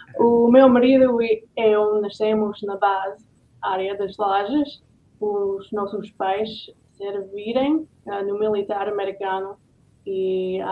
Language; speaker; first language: Portuguese; non-native, learner; English